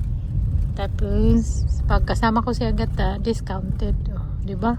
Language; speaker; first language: Filipino; non-native, local second language; Cebuano